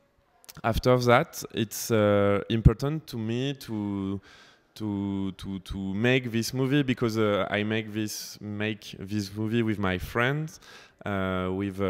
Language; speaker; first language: English; non-native, learner; French